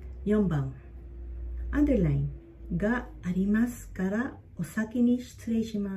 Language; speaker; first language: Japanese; non-native, fluent; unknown